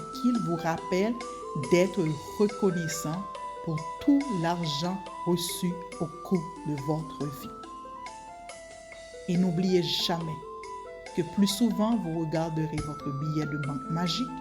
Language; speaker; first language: French; native; French